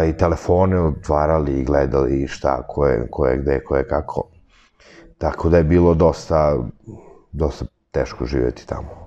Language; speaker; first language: Serbian; early bilingual, heritage; Serbian